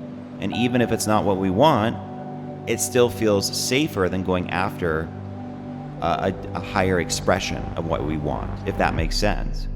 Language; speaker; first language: English; native; English